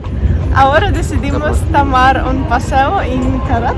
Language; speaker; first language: Spanish; non-native, learner; Russian